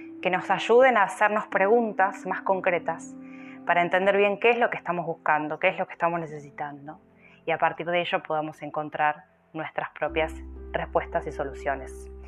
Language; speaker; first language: Spanish; native; Spanish